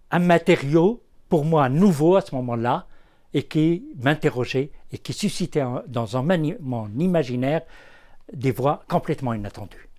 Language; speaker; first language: French; non-native, local second language; Arabic